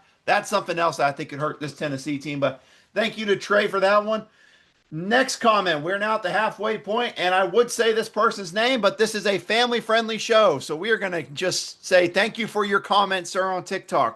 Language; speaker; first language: English; native; English